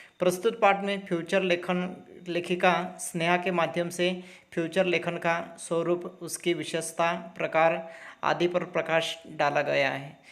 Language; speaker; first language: Hindi; non-native, local second language; Marathi